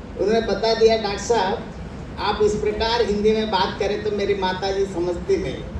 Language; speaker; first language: Hindi; non-native, local second language; Telugu